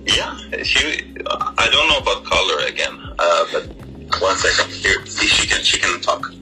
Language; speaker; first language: English; non-native, fluent; Hebrew